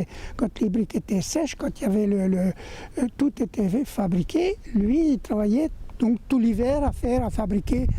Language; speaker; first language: French; native; French